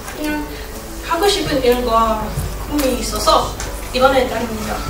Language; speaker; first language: Korean; non-native, learner; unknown